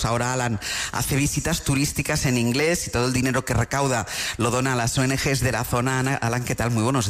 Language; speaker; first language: Spanish; native; Spanish